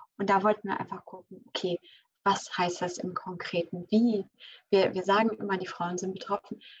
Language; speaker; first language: German; early bilingual, other home language; English